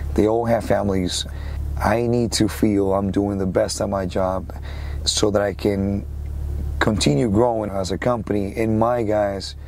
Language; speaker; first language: English; non-native, fluent; Spanish